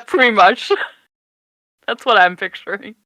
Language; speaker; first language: English; non-native, fluent; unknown